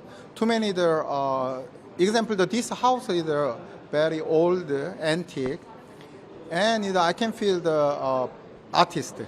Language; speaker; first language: English; non-native, learner; Korean